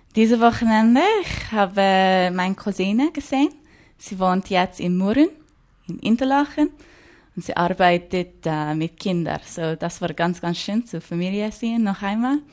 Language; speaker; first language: German; non-native, learner; English